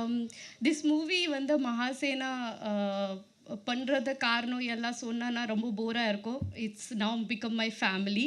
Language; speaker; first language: Tamil; non-native, learner; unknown